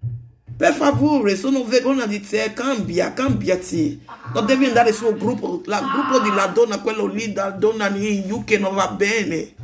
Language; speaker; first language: Italian; non-native, learner; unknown